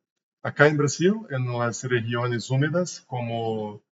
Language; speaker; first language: Spanish; non-native, learner; Portuguese